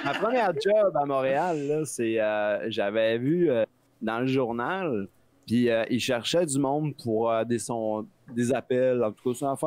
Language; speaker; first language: French; native; French